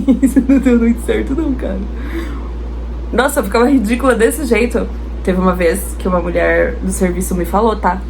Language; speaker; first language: Portuguese; native; Portuguese